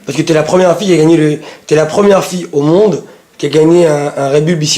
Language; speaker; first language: French; native; French